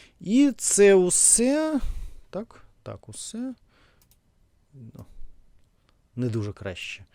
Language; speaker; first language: Ukrainian; non-native, learner; Russian